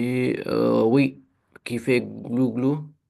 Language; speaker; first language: French; non-native, learner; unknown